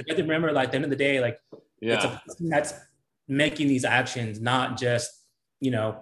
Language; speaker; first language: English; native; English